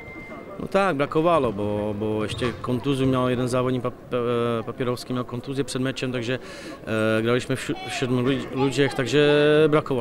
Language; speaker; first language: Polish; non-native, learner; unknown